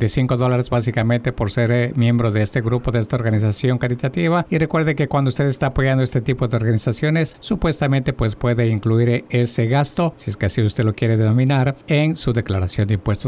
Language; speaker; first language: Spanish; native; Spanish